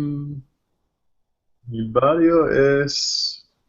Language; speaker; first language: Spanish; non-native, learner; English